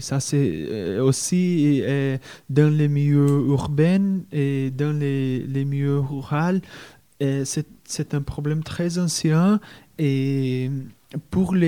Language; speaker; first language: French; non-native, fluent; Portuguese